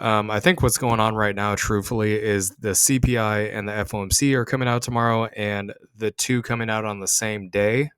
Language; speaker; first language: English; native; English